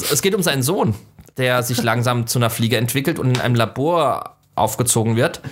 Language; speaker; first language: German; native; German